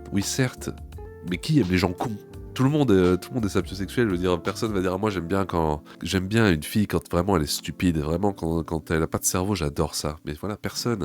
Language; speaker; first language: French; native; French